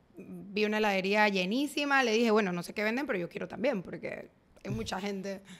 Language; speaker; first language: Spanish; native; Spanish